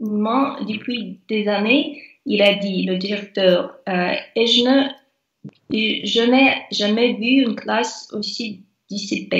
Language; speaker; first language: French; non-native, learner; Russian